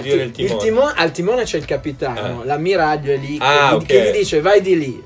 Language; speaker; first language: Italian; native; Italian